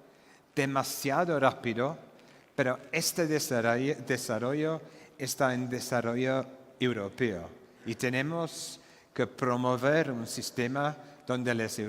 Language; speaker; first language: Spanish; non-native, fluent; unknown